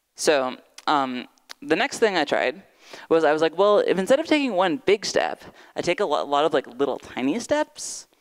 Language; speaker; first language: English; native; English